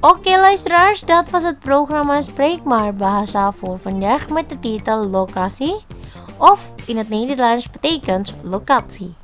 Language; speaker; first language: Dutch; non-native, fluent; Indonesian